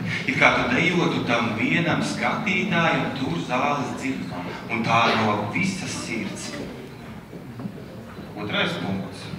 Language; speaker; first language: Latvian; native; Latvian